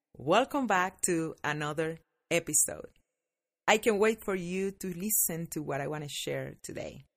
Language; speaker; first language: English; non-native, fluent; Spanish